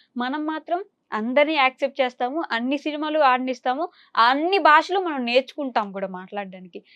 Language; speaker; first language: Telugu; native; Telugu